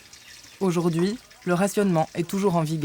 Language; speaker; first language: French; native; French